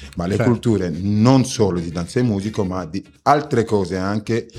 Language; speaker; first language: Italian; non-native, fluent; Wolof